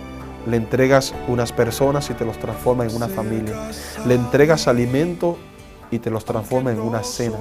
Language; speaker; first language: Spanish; native; Spanish